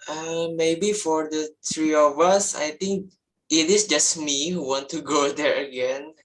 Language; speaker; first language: English; non-native, learner; Indonesian